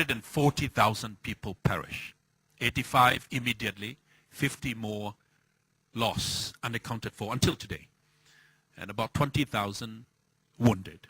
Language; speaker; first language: English; non-native, fluent; Thai